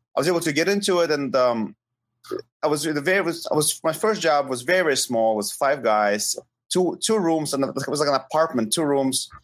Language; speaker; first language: English; non-native, fluent; Ukrainian